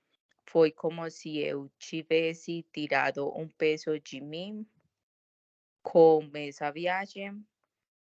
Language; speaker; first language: Portuguese; non-native, learner; Spanish